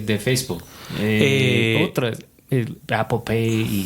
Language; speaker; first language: Spanish; non-native, fluent; English